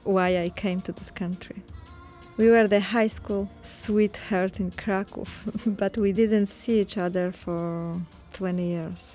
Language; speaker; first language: English; non-native, learner; Polish